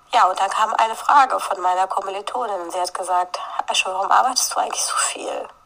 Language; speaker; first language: German; early bilingual, other home language; Turkish